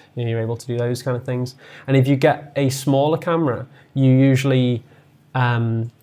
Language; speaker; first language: English; native; English